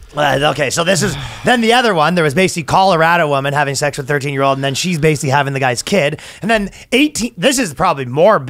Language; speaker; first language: English; native; English